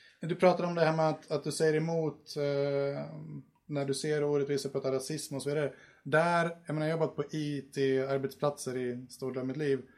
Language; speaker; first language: Swedish; native; Swedish